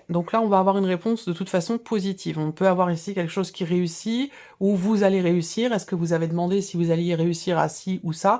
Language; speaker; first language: French; native; French